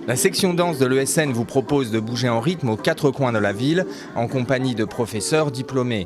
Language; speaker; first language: French; native; French